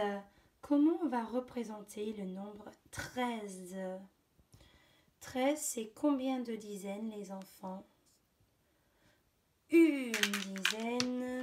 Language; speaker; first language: French; native; French